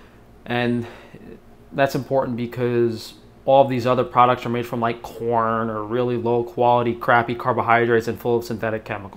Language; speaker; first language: English; native; English